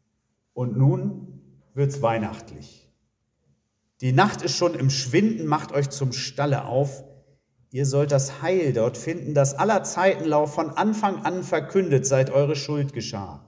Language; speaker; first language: German; native; German